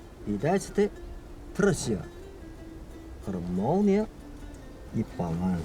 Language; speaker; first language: Bulgarian; non-native, learner; Chinese